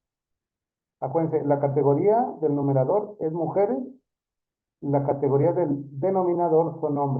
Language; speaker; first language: Spanish; native; Spanish